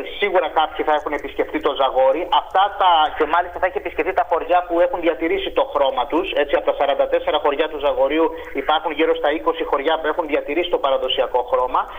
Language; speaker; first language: Greek; native; Greek